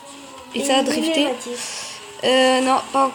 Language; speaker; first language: French; native; French